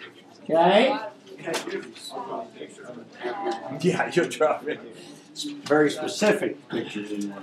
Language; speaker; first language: English; native; English